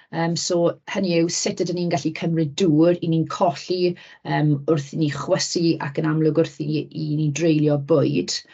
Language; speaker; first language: Welsh; native; Welsh